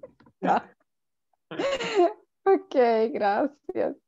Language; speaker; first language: Portuguese; non-native, learner; Spanish